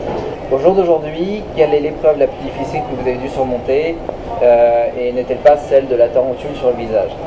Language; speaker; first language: French; native; French